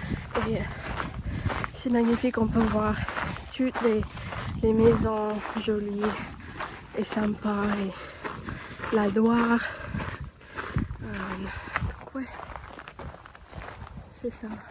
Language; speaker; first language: French; non-native, learner; English